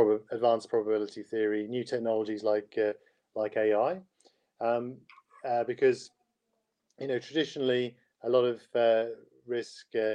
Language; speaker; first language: English; native; English